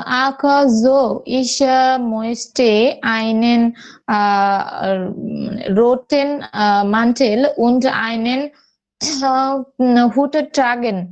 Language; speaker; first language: German; non-native, learner; Bangla